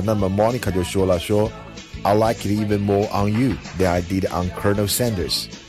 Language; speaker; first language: English; non-native, fluent; Chinese